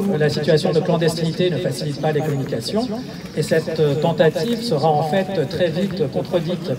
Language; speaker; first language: French; native; French